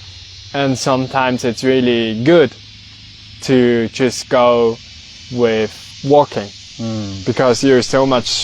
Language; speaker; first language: English; non-native, fluent; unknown